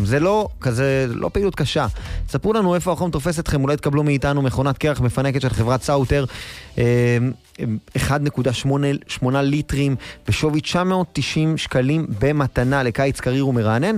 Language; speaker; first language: Hebrew; native; Hebrew